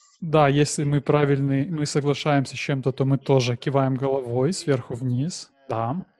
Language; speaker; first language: Russian; non-native, learner; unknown